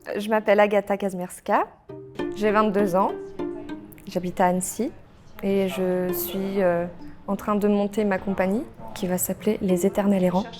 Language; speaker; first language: French; early bilingual, other home language; Polish